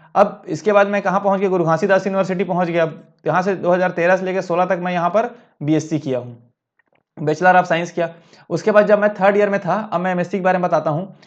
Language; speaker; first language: Hindi; native; Hindi